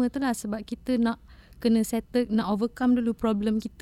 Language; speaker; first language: English; non-native, local second language; Malay